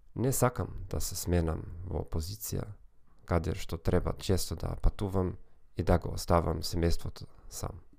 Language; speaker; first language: Macedonian; non-native, learner; German